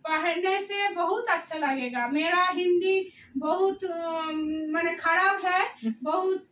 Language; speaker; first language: Hindi; non-native, local second language; Bangla